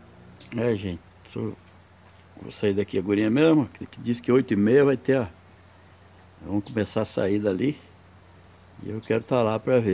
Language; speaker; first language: Portuguese; native; Portuguese